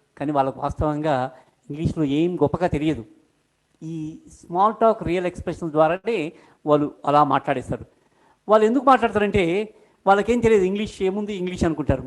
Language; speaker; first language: Telugu; non-native, local second language; Urdu